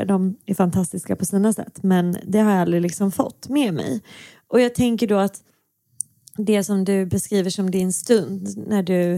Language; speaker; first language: Swedish; native; Swedish